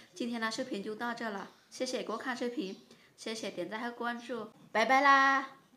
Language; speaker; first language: Chinese; non-native, fluent; Lao